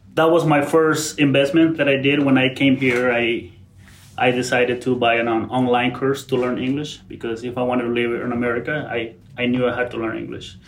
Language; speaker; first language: English; non-native, fluent; Spanish